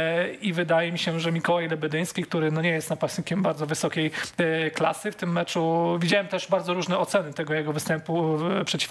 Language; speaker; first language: Polish; native; Polish